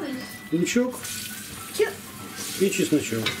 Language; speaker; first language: Russian; native; Russian